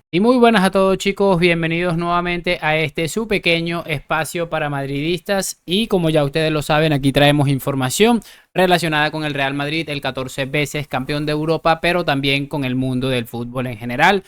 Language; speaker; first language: Spanish; native; Spanish